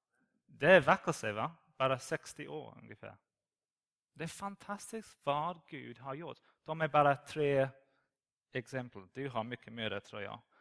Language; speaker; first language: Swedish; non-native, learner; English